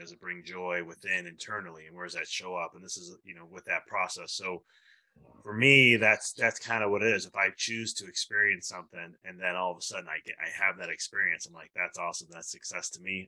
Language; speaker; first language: English; native; English